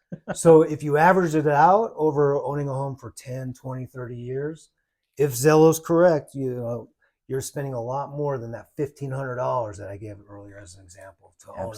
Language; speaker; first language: English; native; English